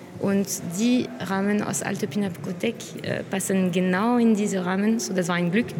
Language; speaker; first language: German; non-native, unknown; French